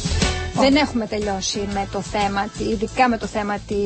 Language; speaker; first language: Greek; native; Greek